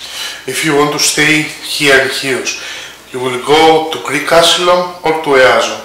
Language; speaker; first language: English; non-native, learner; Greek